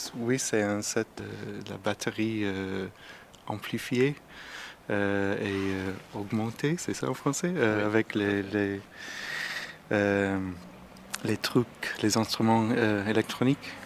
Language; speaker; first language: French; non-native, learner; English